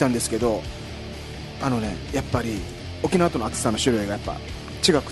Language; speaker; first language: Japanese; native; Japanese